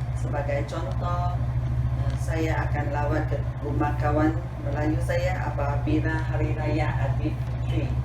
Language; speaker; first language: Malay; non-native, local second language; Tamil